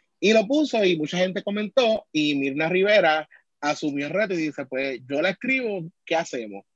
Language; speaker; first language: Spanish; native; Spanish